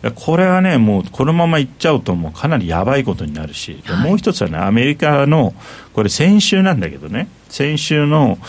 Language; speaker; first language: Japanese; non-native, fluent; Turkish